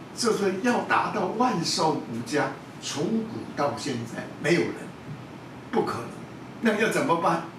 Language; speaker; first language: Chinese; non-native, local second language; Hakka Chinese